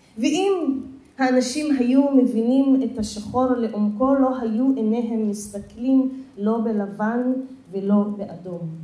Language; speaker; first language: Hebrew; non-native, local second language; Arabic